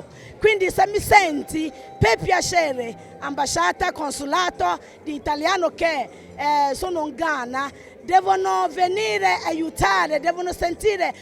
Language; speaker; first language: Italian; non-native, fluent; Akan